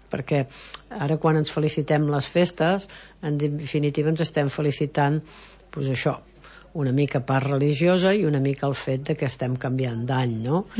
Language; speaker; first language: Catalan; native; Catalan